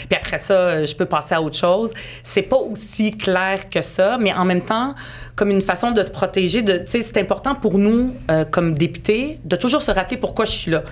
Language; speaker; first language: French; early bilingual, other home language; Arabic